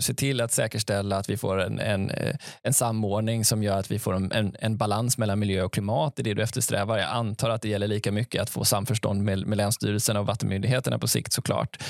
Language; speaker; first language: Swedish; native; Swedish